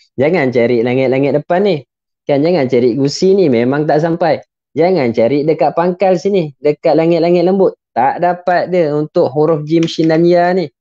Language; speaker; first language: Malay; native; Malay